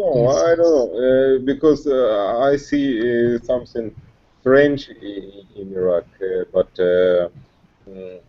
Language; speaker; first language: English; non-native, learner; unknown